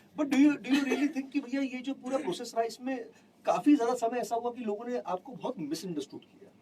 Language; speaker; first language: Hindi; native; Hindi